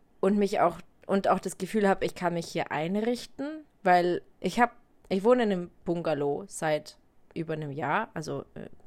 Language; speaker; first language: German; native; German